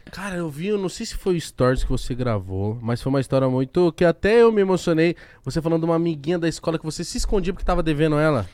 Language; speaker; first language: Portuguese; native; Portuguese